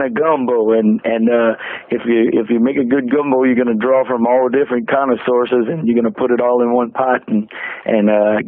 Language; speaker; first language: English; native; English